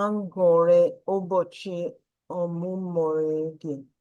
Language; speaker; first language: Igbo; non-native, learner; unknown